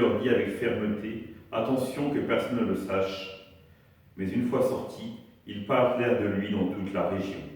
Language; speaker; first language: French; native; French